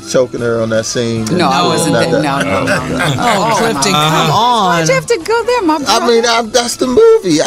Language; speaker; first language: English; native; English